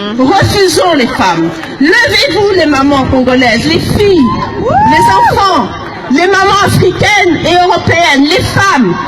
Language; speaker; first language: French; early bilingual, other home language; Lingala